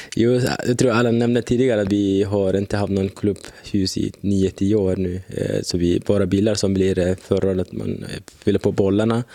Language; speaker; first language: Swedish; early bilingual, other home language; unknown